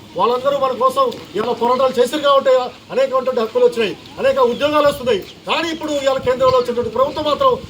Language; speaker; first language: Telugu; non-native, local second language; Lambadi